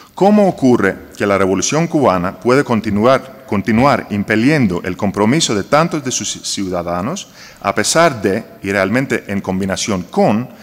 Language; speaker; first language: Spanish; non-native, fluent; Greek